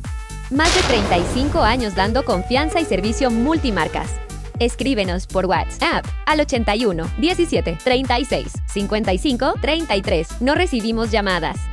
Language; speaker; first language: Spanish; native; Spanish